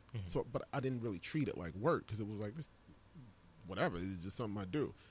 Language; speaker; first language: English; native; English